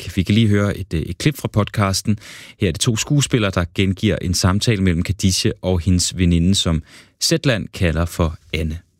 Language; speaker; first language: Danish; native; Danish